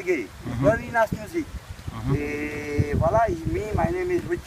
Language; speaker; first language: English; non-native, learner; Morisyen